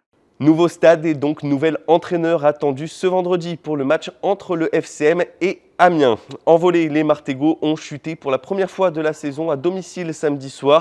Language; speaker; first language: French; native; French